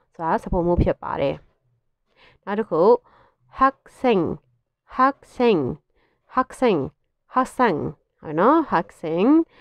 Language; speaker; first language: Korean; non-native, fluent; Burmese